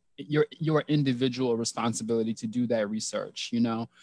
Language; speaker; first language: English; native; English